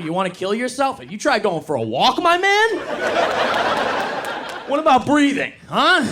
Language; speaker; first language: English; native; English